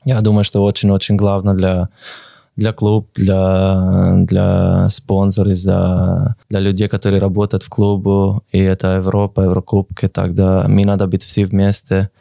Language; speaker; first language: Russian; non-native, learner; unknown